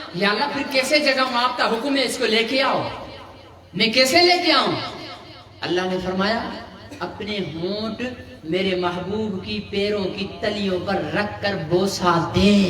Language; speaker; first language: Urdu; non-native, local second language; Sindhi